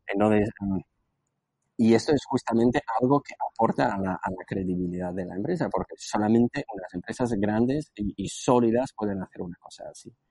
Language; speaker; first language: Spanish; non-native, fluent; Slovak